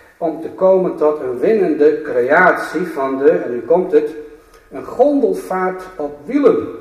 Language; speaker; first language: Dutch; native; Dutch